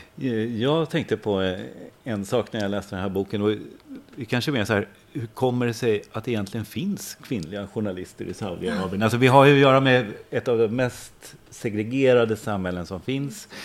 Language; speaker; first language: Swedish; native; Swedish